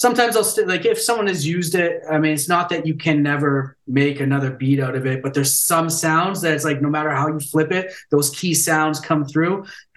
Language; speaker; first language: English; native; English